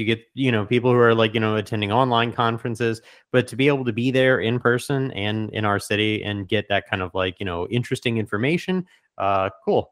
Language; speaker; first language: English; native; English